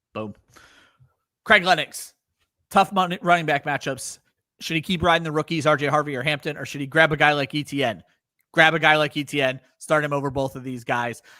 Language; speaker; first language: English; native; English